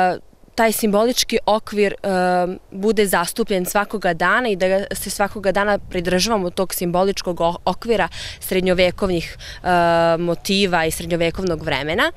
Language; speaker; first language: Croatian; native; Croatian